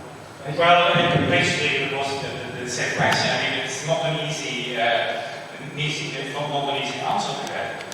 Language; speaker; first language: English; non-native, fluent; Indonesian